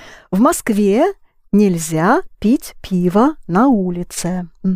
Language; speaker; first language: Russian; native; Russian